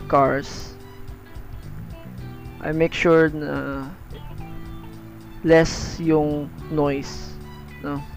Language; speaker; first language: English; non-native, local second language; Filipino